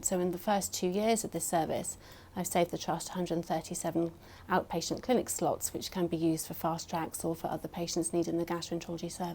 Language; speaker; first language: English; native; English